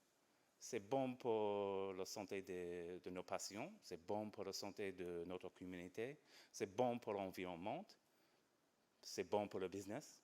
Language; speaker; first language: French; non-native, fluent; English